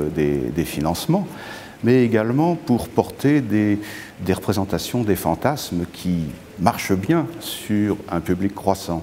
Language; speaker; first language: French; native; French